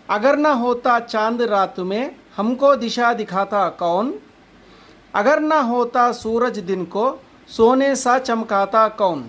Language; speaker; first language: Hindi; non-native, local second language; Telugu